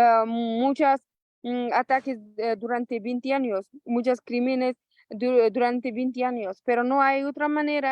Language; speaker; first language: Spanish; non-native, local second language; Persian